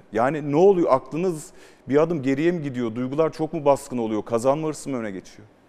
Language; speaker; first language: Turkish; native; Turkish